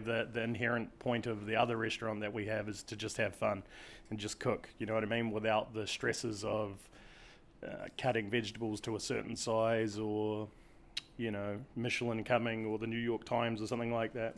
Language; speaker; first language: English; native; English